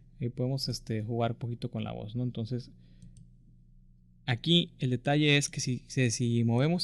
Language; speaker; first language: Spanish; native; Spanish